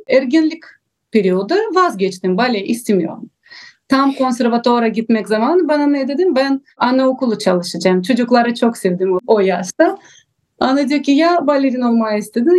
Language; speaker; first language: Turkish; non-native, learner; Russian